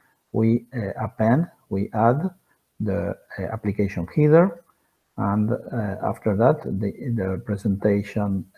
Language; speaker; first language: English; non-native, fluent; Spanish